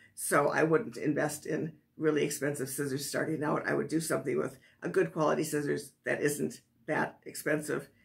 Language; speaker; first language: English; native; English